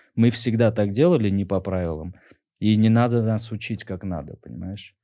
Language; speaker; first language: Russian; native; Russian